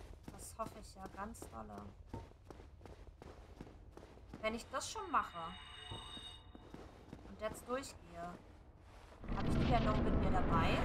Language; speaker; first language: German; native; German